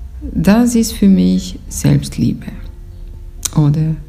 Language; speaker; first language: German; non-native, fluent; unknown